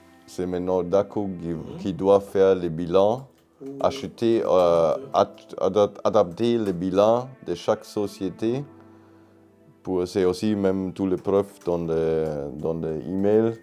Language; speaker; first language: French; non-native, learner; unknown